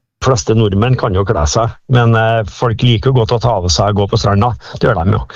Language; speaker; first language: Norwegian; native; Norwegian